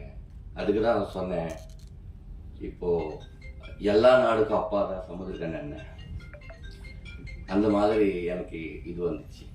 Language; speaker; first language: Tamil; non-native, learner; Telugu